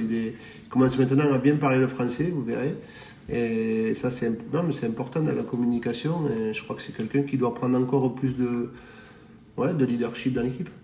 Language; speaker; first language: French; native; French